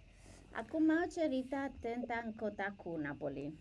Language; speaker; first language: Indonesian; non-native, learner; Italian